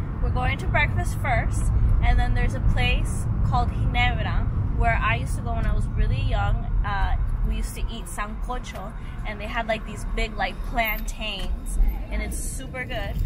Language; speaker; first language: English; early bilingual, other home language; Spanish